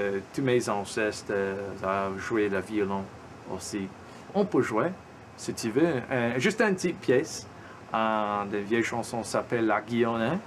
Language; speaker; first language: French; early bilingual, heritage; French